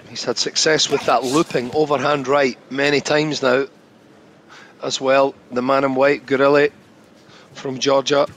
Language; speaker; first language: English; native; English